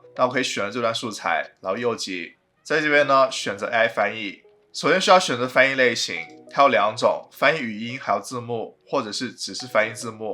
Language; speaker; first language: Chinese; native; Chinese